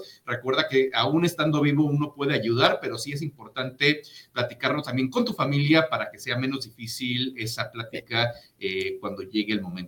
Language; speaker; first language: Spanish; native; Spanish